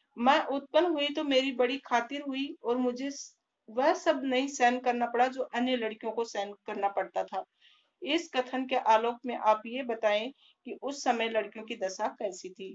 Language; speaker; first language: Hindi; native; Hindi